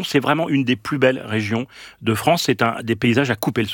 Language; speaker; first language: French; native; French